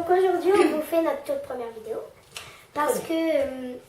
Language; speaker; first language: French; native; French